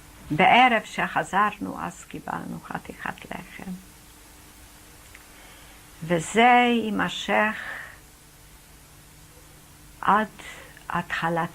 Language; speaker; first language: Hebrew; non-native, fluent; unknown